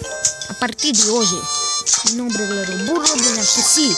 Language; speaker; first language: Spanish; non-native, learner; Portuguese